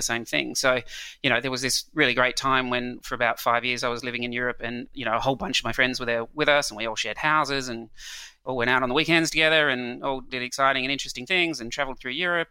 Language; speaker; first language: English; native; English